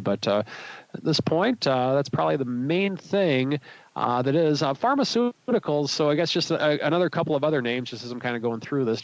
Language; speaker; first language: English; native; English